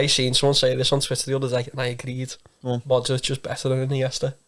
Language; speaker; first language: English; native; English